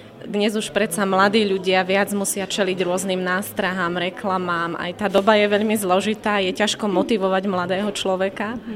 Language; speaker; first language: Slovak; native; Slovak